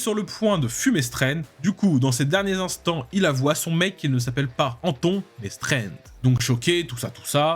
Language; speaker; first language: French; native; French